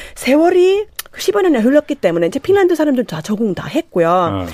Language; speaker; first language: Korean; non-native, fluent; Finnish